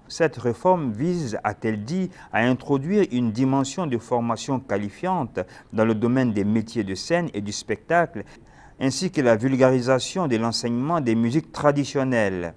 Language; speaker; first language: French; non-native, local second language; Arabic